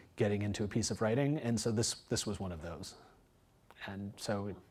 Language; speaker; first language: English; native; English